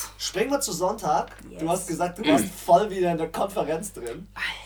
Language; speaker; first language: German; native; German